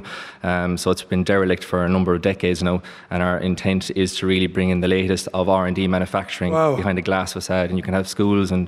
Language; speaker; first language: English; native; English